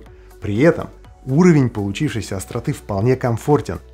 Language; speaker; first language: Russian; native; Russian